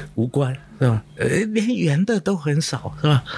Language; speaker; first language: Chinese; non-native, local second language; Min Nan Chinese